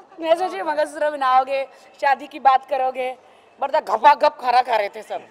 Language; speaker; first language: Hindi; native; Hindi